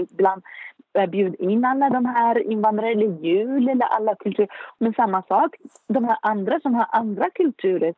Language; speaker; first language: Swedish; non-native, fluent; Arabic